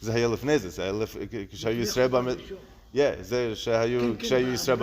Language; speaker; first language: Hebrew; non-native, fluent; English